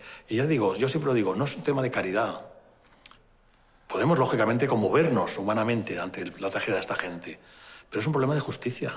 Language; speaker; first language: Spanish; native; Spanish